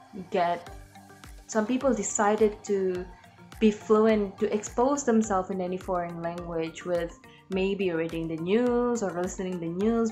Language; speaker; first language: English; non-native, learner; Indonesian